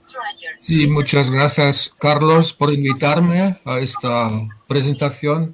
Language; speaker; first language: Spanish; non-native, fluent; German